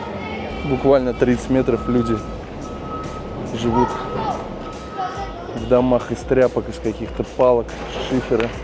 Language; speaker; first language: Russian; native; Russian